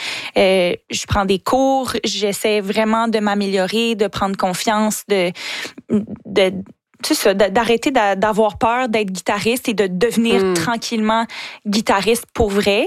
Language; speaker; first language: French; native; French